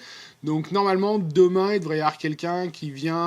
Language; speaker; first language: French; native; French